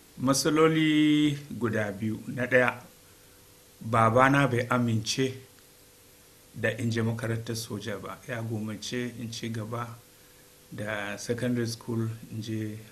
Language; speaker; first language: Hausa; non-native, local second language; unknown